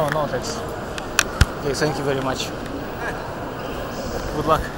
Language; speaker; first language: English; non-native, learner; Russian